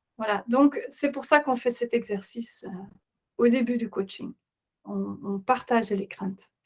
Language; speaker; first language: French; non-native, fluent; Dutch